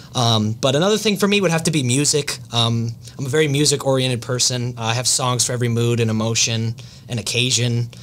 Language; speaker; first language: English; native; English